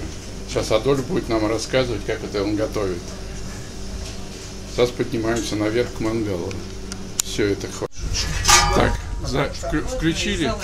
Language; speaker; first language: Russian; native; Russian